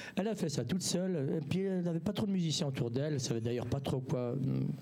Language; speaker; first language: English; non-native, learner; French